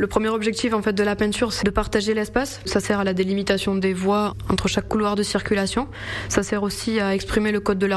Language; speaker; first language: French; native; French